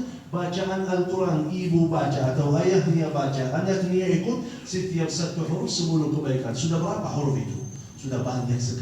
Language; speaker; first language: Indonesian; non-native, fluent; Arabic